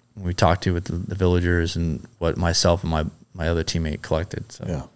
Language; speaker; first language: English; native; English